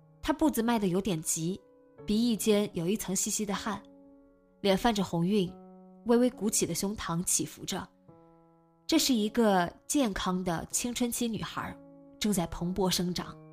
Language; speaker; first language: Chinese; native; Chinese